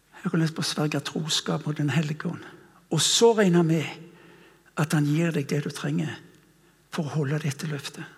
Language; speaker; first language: Norwegian; non-native, fluent; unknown